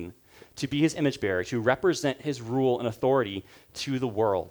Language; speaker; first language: English; native; English